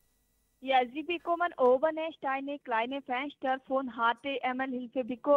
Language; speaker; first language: German; non-native, learner; Hindi